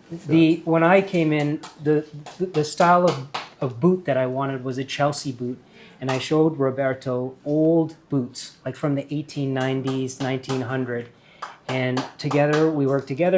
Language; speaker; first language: English; early bilingual, heritage; English